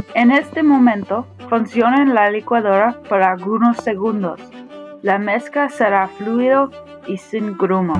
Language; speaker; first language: Spanish; non-native, learner; English